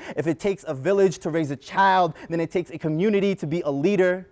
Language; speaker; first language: English; early bilingual, other home language; Spanish